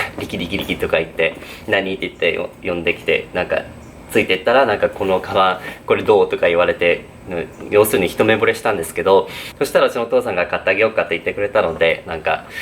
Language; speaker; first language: Japanese; early bilingual, heritage; Japanese